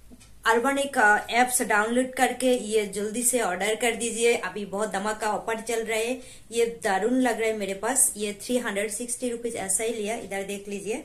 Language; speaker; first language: Hindi; non-native, local second language; Bangla